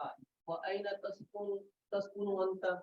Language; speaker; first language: Arabic; non-native, learner; Urdu